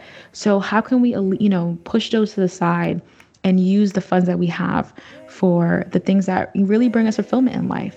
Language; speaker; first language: English; native; English